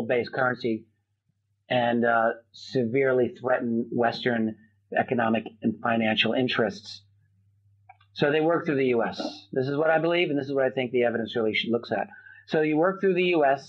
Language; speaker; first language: English; native; English